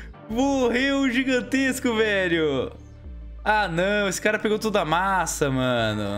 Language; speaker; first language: Portuguese; native; Portuguese